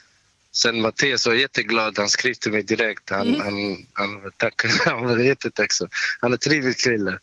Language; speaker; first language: Swedish; non-native, learner; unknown